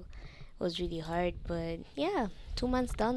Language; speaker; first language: English; non-native, local second language; Nyanja